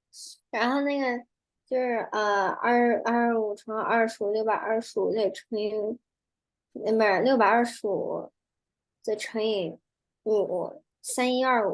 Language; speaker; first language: Chinese; early bilingual, heritage; Chinese